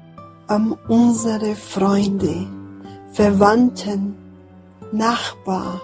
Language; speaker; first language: German; non-native, fluent; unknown